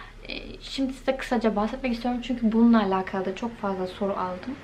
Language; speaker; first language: Turkish; native; Turkish